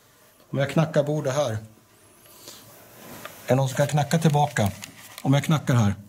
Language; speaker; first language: Swedish; native; Swedish